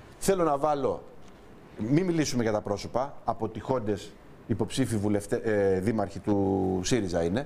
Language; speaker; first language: Greek; native; Greek